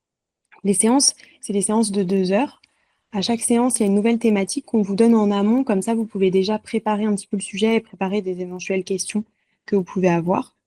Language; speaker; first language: French; native; French